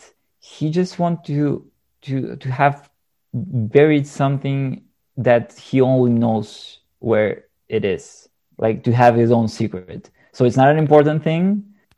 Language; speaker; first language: English; non-native, fluent; Bulgarian